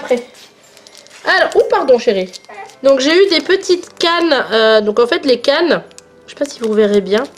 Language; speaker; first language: French; native; French